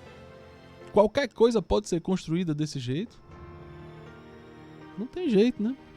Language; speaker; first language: Portuguese; native; Portuguese